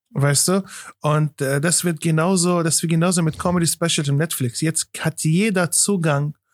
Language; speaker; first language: German; non-native, fluent; Arabic